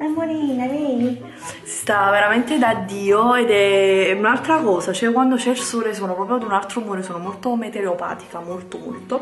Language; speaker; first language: Italian; native; Italian